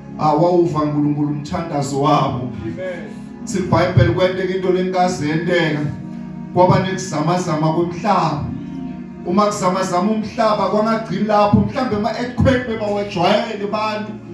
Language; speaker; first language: Zulu; non-native, local second language; Swati